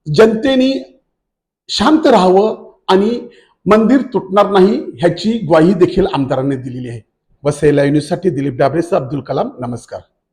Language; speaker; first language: Marathi; native; Marathi